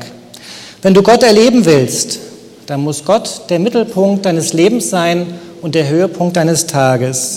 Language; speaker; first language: German; native; German